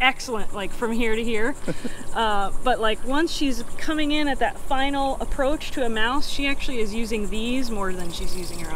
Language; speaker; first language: English; native; English